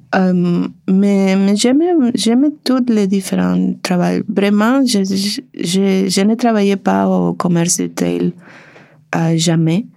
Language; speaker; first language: French; non-native, learner; Spanish